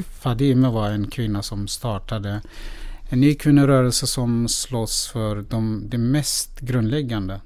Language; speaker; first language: Swedish; non-native, fluent; Persian